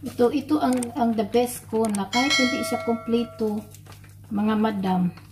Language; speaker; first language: Filipino; non-native, local second language; Cebuano